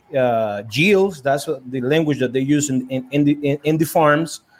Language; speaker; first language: English; non-native, fluent; Spanish